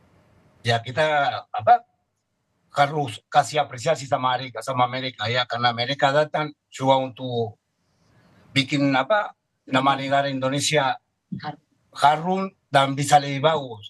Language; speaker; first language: Indonesian; non-native, fluent; Spanish